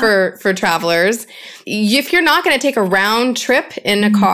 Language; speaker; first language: English; native; English